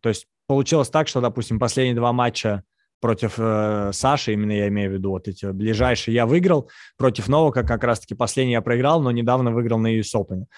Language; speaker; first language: Russian; native; Russian